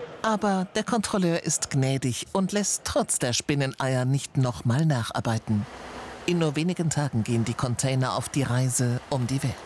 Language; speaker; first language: German; native; German